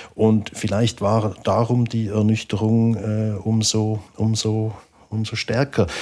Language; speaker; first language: German; native; German